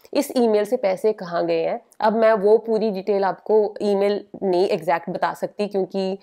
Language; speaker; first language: Hindi; native; Hindi